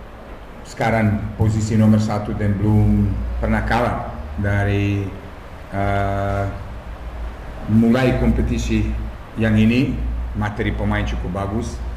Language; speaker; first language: Indonesian; non-native, fluent; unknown